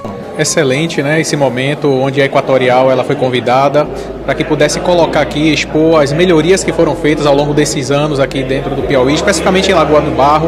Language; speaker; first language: Portuguese; native; Portuguese